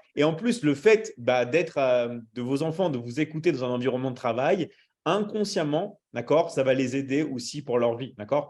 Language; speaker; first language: French; native; French